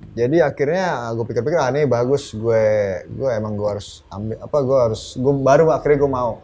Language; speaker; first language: Indonesian; native; Indonesian